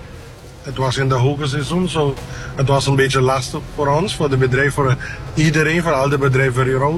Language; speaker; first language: Dutch; non-native, local second language; Papiamento